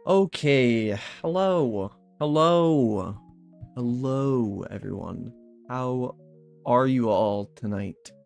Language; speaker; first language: English; native; English